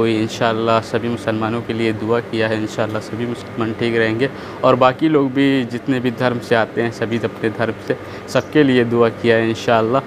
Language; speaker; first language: Hindi; native; Hindi